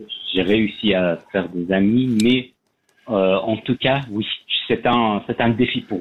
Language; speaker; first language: French; non-native, learner; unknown